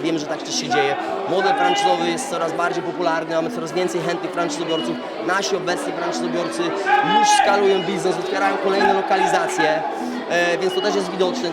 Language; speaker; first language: Polish; native; Polish